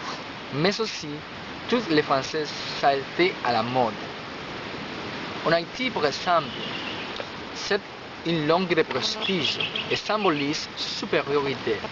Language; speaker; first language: French; non-native, learner; Spanish